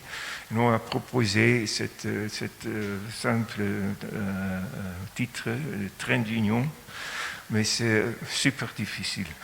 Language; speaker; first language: French; non-native, fluent; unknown